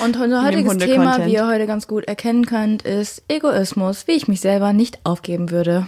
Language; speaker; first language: German; native; German